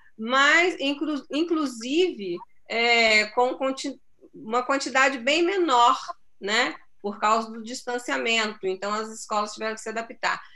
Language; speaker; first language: Portuguese; native; Portuguese